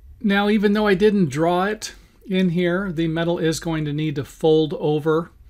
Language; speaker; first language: English; native; English